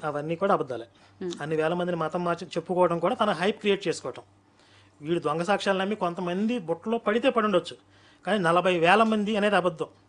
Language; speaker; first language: Telugu; native; Telugu